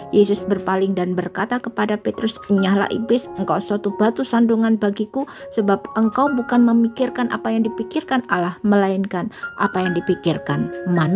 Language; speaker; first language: Indonesian; native; Indonesian